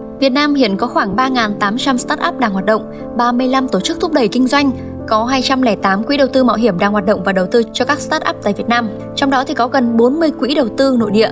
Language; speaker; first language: Vietnamese; native; Vietnamese